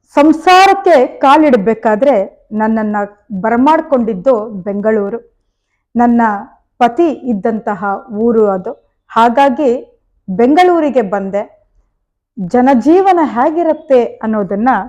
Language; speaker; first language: Kannada; native; Kannada